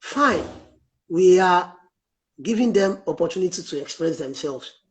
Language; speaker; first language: English; non-native, local second language; Yoruba